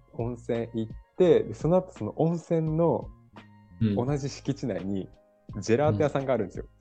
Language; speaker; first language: Japanese; native; Japanese